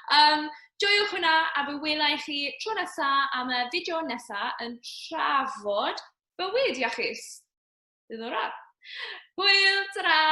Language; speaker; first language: Welsh; native; Welsh